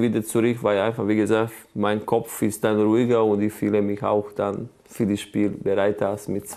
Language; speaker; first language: German; non-native, fluent; Croatian